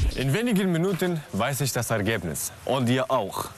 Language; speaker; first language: German; non-native, fluent; Arabic